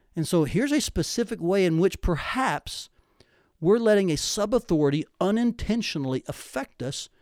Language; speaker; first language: English; native; English